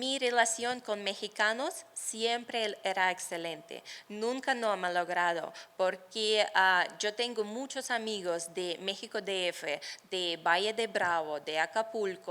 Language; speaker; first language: Spanish; non-native, fluent; Russian